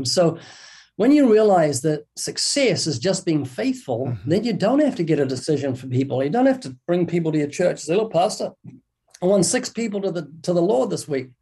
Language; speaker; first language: English; native; English